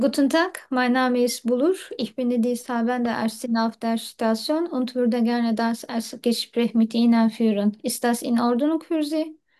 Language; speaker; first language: German; non-native, learner; Turkish